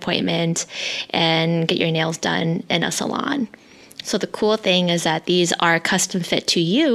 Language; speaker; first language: English; early bilingual, other home language; Hmong